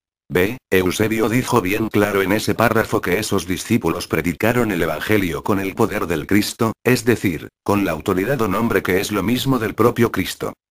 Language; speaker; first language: Spanish; native; Spanish